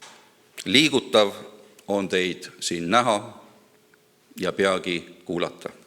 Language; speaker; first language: Estonian; native; Estonian